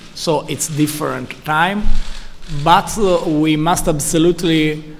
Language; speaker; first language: English; non-native, learner; Italian